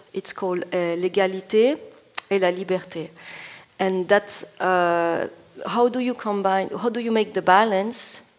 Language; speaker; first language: English; non-native, fluent; Italian